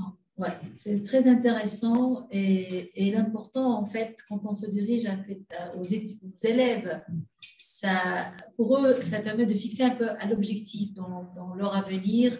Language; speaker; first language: French; non-native, local second language; Arabic